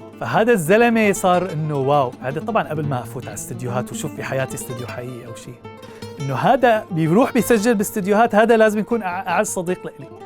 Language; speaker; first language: Arabic; native; Arabic